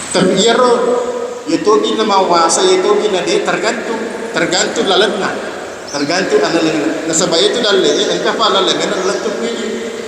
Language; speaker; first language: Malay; non-native, local second language; Buginese